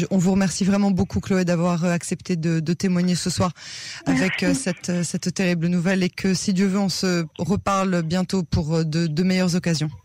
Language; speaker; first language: French; native; French